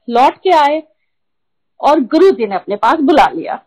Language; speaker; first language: Hindi; native; Hindi